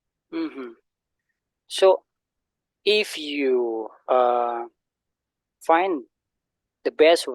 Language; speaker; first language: English; non-native, learner; Indonesian